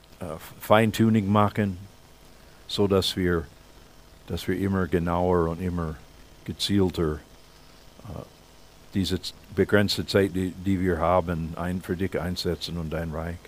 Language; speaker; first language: German; non-native, fluent; English